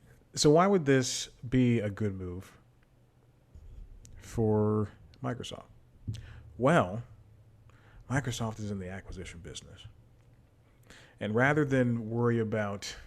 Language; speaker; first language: English; native; English